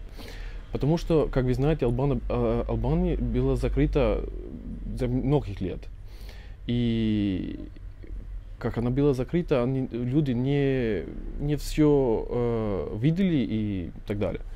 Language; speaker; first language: Russian; non-native, learner; Albanian